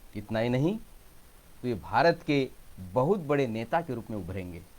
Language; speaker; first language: Hindi; non-native, local second language; Marathi